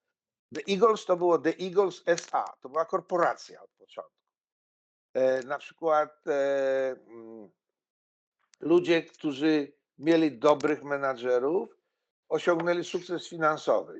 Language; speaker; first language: Polish; native; Polish